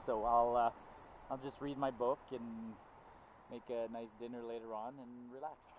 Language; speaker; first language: English; non-native, local second language; French